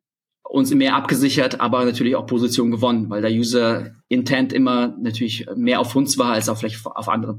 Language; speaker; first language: German; early bilingual, other home language; Russian